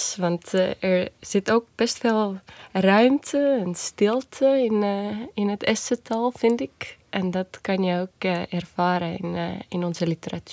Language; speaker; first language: Dutch; non-native, fluent; Estonian